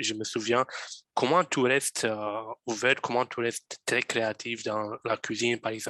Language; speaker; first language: French; non-native, fluent; Romanian